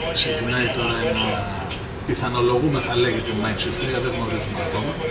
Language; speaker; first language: Greek; early bilingual, heritage; Greek